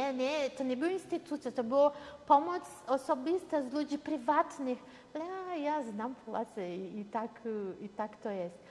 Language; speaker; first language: Polish; early bilingual, heritage; Portuguese